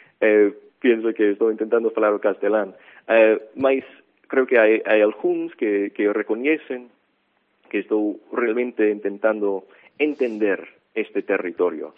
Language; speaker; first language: Galician; non-native, fluent; English